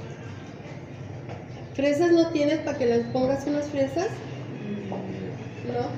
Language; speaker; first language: Spanish; native; Spanish